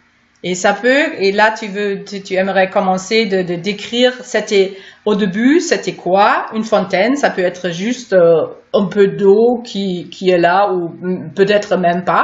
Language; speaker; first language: French; non-native, fluent; German